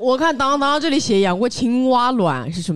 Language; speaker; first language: Chinese; native; Chinese